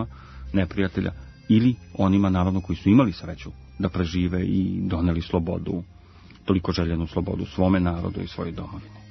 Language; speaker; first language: Croatian; native; Croatian